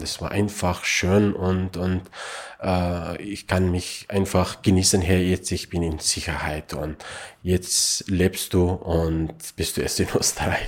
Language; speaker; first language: German; non-native, learner; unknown